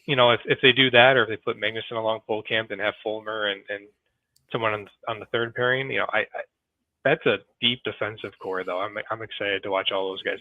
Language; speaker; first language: English; native; English